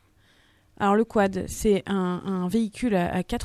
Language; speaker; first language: French; native; French